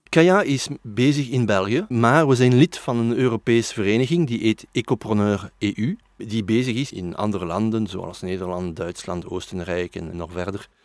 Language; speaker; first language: Dutch; non-native, local second language; French